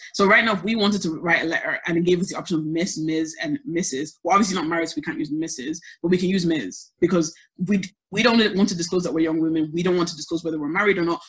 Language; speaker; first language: English; native; English